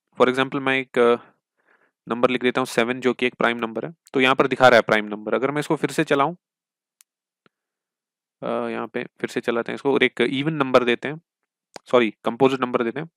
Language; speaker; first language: Hindi; non-native, local second language; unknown